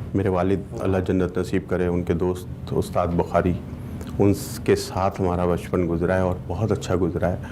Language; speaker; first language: Urdu; native; Urdu